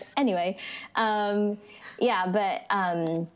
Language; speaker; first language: English; non-native, local second language; Filipino